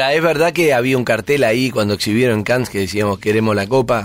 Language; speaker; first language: Spanish; native; Spanish